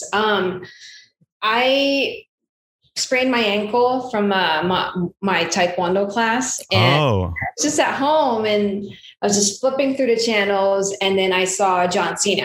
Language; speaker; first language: English; non-native, local second language; Filipino